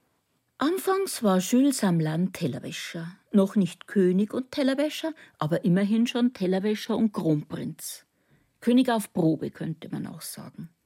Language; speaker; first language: German; native; German